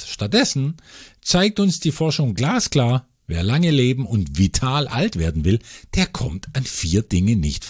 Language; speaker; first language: German; native; German